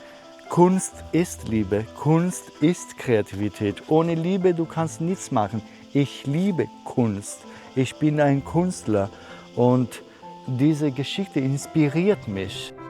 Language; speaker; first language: German; non-native, learner; Italian